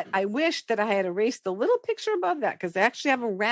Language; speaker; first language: English; native; English